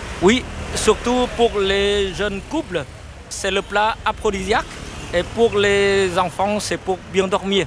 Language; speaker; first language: French; non-native, fluent; Vietnamese